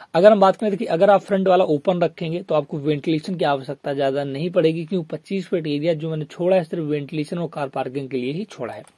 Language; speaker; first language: Hindi; native; Hindi